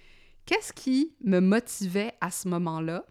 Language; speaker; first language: French; native; French